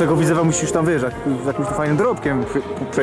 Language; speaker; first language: Polish; native; Polish